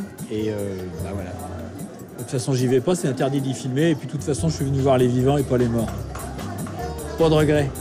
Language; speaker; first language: French; native; French